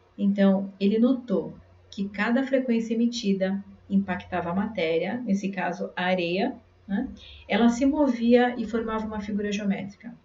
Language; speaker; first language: Portuguese; native; Portuguese